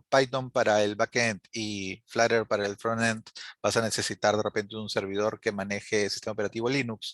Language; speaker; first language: Spanish; native; Spanish